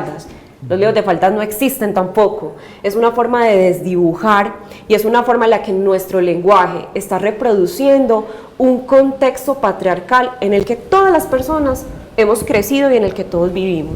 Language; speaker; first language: Spanish; native; Spanish